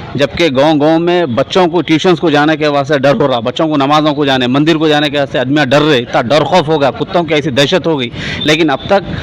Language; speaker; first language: Hindi; non-native, local second language; Urdu